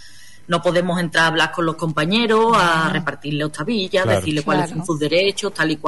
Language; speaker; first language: Spanish; native; Spanish